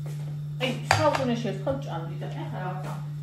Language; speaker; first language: Georgian; native; Georgian